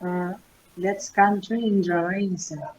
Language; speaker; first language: English; non-native, learner; Indonesian